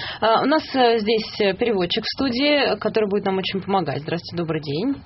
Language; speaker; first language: Russian; native; Russian